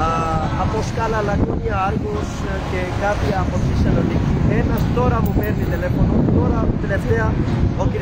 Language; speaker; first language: Greek; non-native, learner; Urdu